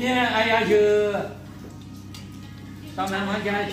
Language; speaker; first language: Chinese; native; Chinese